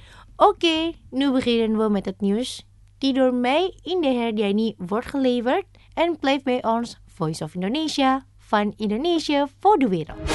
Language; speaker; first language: Dutch; non-native, learner; Indonesian